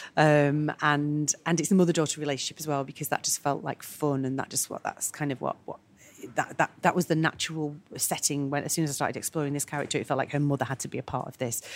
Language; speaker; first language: English; native; English